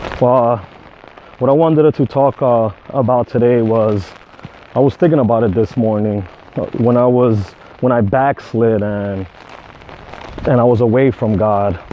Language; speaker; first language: English; native; English